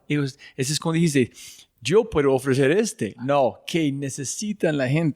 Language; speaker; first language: Spanish; non-native, fluent; English